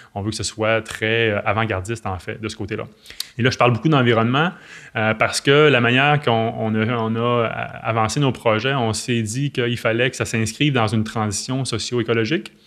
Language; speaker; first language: French; native; French